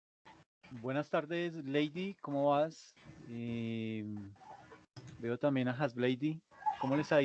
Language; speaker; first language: Spanish; native; Spanish